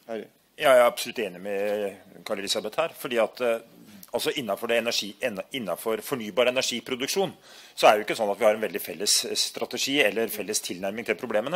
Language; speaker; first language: Norwegian; native; Norwegian